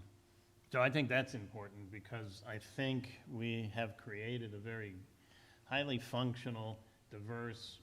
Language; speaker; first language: English; native; English